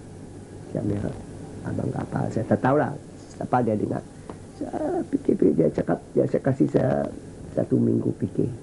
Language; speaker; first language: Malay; non-native, local second language; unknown